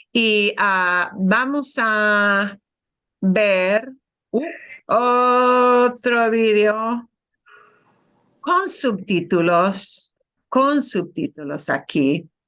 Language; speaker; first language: Spanish; non-native, fluent; English